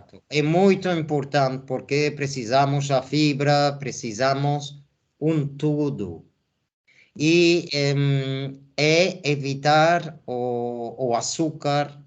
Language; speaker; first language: Portuguese; non-native, fluent; Spanish